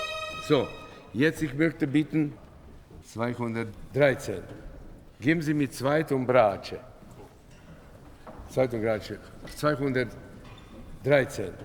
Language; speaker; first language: German; non-native, fluent; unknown